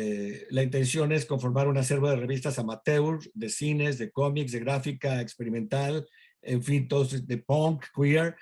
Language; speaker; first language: Spanish; native; Spanish